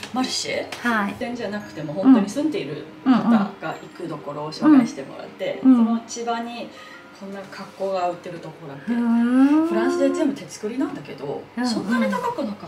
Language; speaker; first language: Japanese; non-native, fluent; Chinese